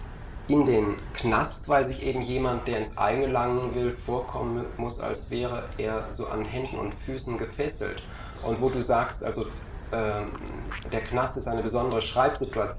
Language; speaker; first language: German; native; German